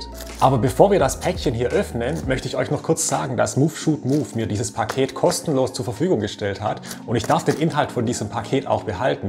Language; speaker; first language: German; native; German